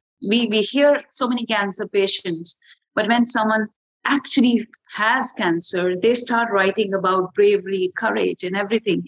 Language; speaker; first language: English; non-native, local second language; Hindi